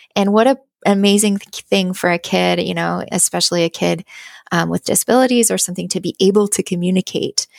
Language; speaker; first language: English; native; English